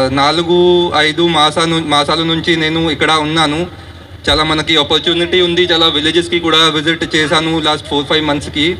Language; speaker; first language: Telugu; non-native, learner; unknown